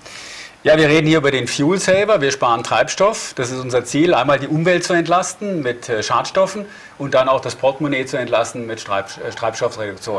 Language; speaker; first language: German; native; German